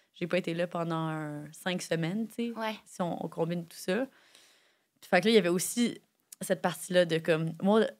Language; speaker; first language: French; native; French